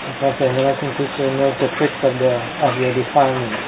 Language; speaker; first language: English; non-native, fluent; Thai